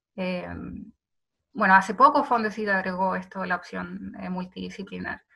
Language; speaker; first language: Spanish; native; Spanish